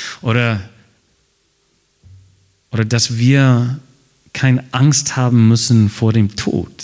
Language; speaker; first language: German; non-native, fluent; English